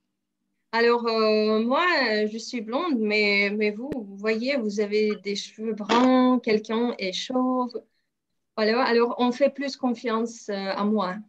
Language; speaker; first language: French; non-native, fluent; Russian